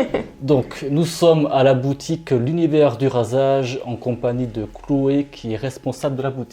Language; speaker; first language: French; native; French